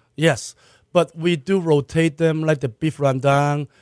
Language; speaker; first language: English; non-native, local second language; Cantonese